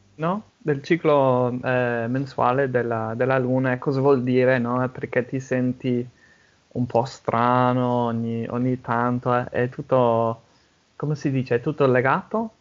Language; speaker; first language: Italian; non-native, fluent; English